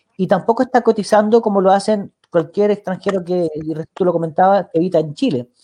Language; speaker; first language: Spanish; native; Spanish